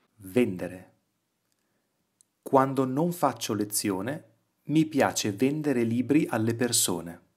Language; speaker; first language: Italian; native; Italian